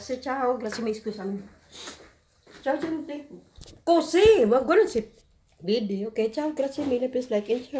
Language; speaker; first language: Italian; non-native, learner; Filipino